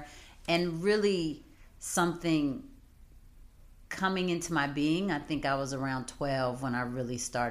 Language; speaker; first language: English; native; English